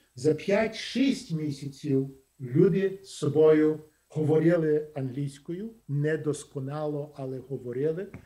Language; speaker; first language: Ukrainian; early bilingual, heritage; Ukrainian